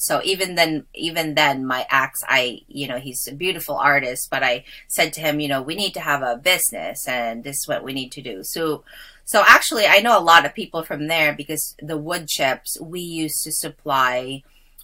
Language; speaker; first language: English; early bilingual, other home language; Filipino